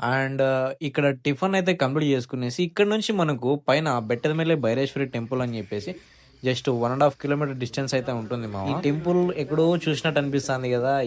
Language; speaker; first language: Telugu; native; Telugu